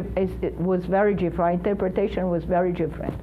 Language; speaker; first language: English; non-native, fluent; Portuguese